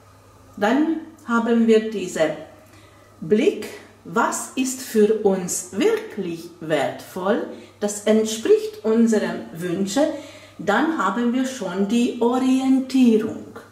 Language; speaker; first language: German; non-native, fluent; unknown